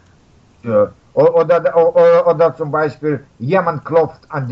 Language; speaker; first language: German; non-native, learner; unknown